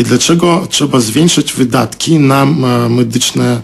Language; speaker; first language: Polish; non-native, fluent; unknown